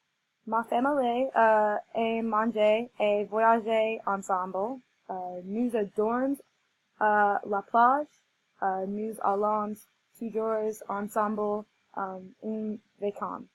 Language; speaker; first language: French; non-native, learner; English